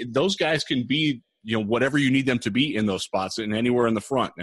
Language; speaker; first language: English; native; English